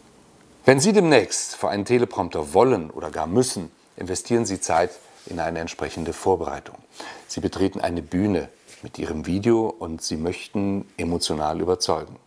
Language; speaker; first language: German; native; German